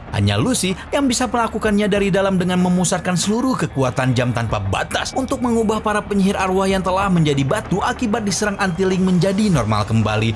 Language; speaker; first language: Indonesian; native; Indonesian